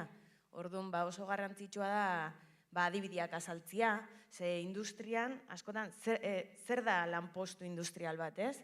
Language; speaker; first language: Basque; native; Basque